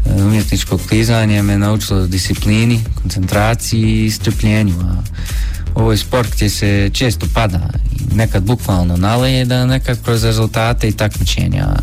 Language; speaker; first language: Bosnian; early bilingual, heritage; Bosnian